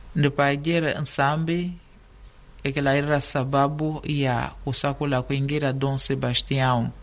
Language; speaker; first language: Swahili; native; Swahili